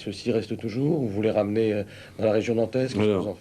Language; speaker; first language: French; native; French